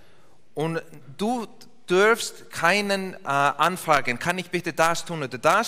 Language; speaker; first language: German; non-native, fluent; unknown